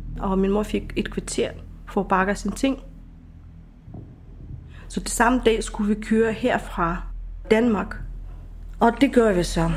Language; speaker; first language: Danish; non-native, fluent; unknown